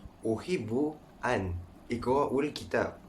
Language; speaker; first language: Arabic; non-native, learner; Malay